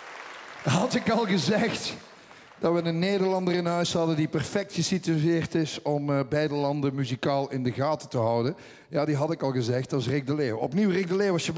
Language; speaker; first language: Dutch; native; Dutch